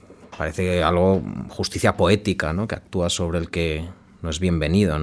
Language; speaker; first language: Spanish; native; Spanish